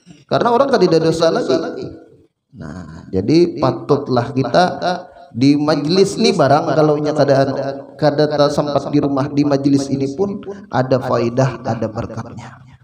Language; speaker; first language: Indonesian; non-native, local second language; Banjar